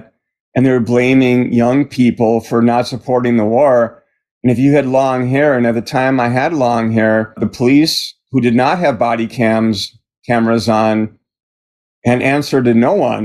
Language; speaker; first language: English; native; English